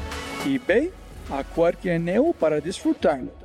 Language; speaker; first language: Spanish; non-native, fluent; English